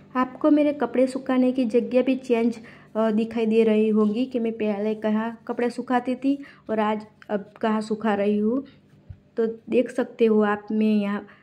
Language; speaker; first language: Hindi; non-native, local second language; Gujarati